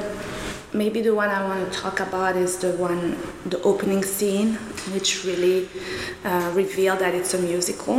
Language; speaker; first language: English; non-native, local second language; Kinyarwanda